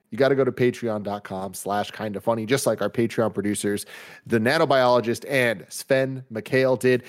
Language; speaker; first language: English; native; English